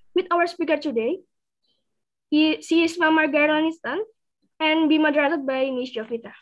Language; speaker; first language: English; non-native, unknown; Indonesian